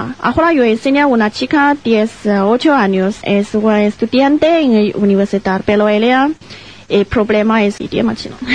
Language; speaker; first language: Spanish; non-native, learner; Chinese